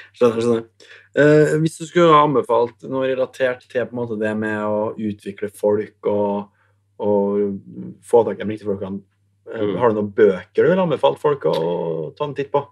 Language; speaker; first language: Norwegian; native; Norwegian